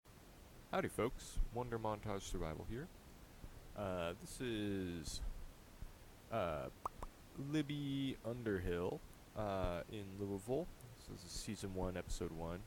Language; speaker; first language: English; native; English